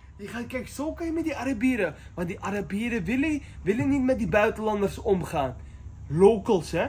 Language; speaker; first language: Dutch; early bilingual, other home language; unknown